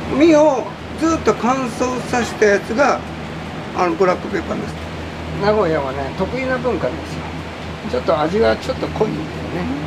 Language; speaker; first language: Japanese; native; Japanese